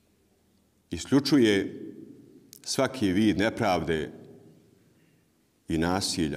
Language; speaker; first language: Bosnian; native; Bosnian